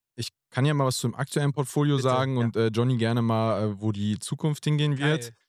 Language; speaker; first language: German; native; German